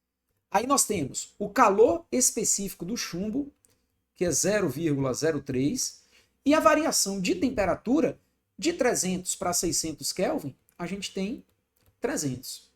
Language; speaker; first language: Portuguese; native; Portuguese